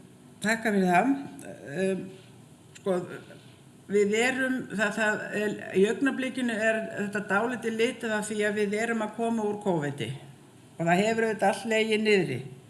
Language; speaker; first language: Icelandic; native; Icelandic